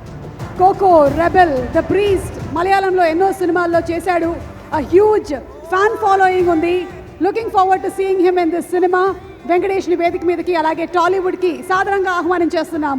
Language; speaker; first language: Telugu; native; Telugu